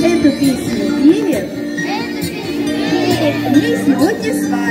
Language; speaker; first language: Russian; native; Russian